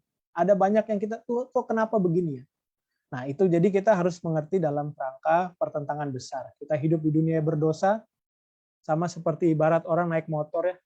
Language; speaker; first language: Indonesian; native; Indonesian